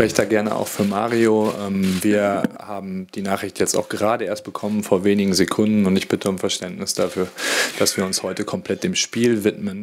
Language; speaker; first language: German; native; German